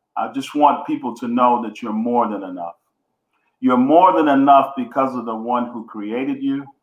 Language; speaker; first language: English; native; English